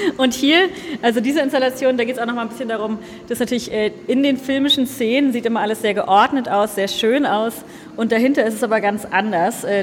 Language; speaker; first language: German; native; German